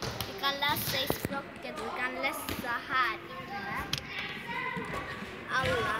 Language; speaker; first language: Swedish; early bilingual, other home language; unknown